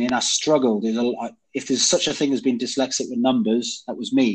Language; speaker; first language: English; native; English